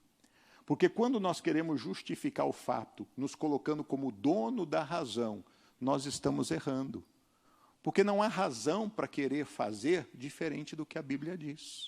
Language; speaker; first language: Portuguese; native; Portuguese